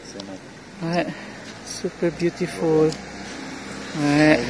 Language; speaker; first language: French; non-native, learner; Filipino